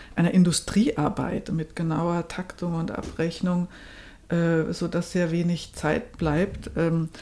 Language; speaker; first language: German; native; German